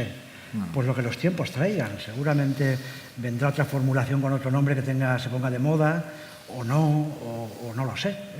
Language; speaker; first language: Spanish; native; Spanish